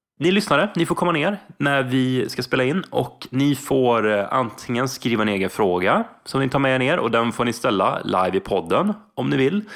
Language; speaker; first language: Swedish; native; Swedish